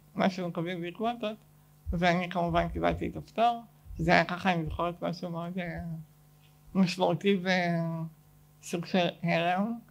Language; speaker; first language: Hebrew; native; Hebrew